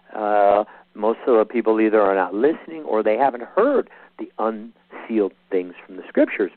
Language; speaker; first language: English; native; English